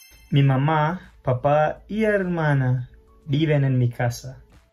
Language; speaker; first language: Spanish; non-native, fluent; English